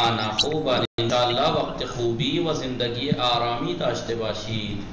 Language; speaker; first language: Persian; non-native, fluent; Urdu